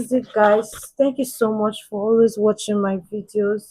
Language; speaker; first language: English; native; English